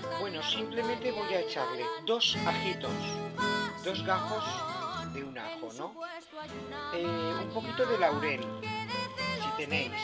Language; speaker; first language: Spanish; native; Spanish